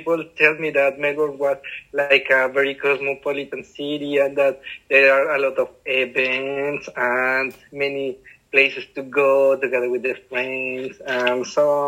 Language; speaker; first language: English; non-native, fluent; Spanish